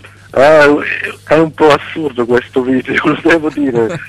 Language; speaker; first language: Italian; non-native, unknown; Swiss German